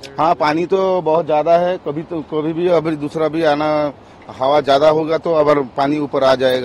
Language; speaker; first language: Hindi; non-native, local second language; Bangla